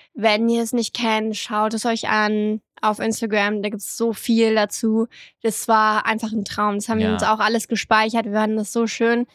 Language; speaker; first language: German; early bilingual, other home language; French